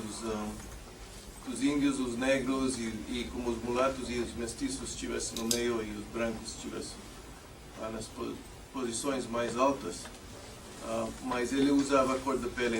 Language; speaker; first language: Portuguese; non-native, fluent; English